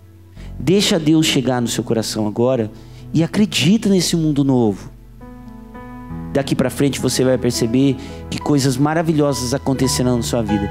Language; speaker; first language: Portuguese; native; Portuguese